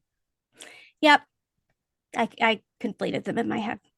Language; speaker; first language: English; native; English